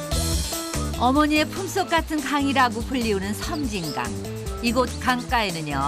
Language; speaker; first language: Korean; native; Korean